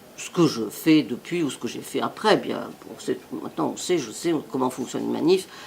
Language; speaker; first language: French; non-native, fluent; Italian